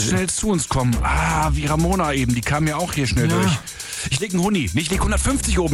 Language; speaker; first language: German; native; German